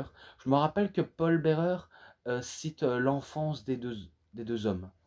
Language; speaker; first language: French; native; French